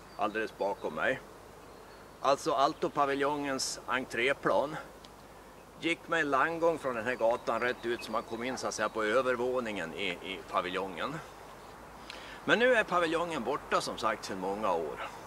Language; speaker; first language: Swedish; native; Swedish